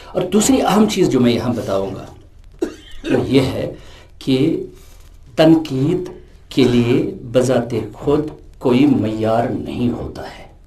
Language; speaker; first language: Urdu; non-native, local second language; Kashmiri